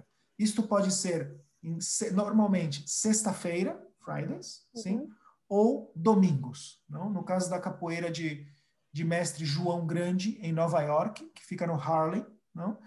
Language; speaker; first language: Portuguese; early bilingual, other home language; Spanish